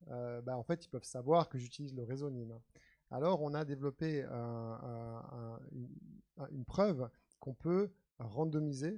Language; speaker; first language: French; native; French